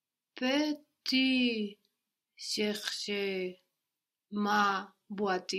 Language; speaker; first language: French; non-native, learner; English